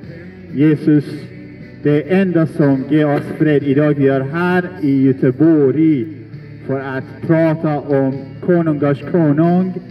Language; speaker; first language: Swedish; non-native, learner; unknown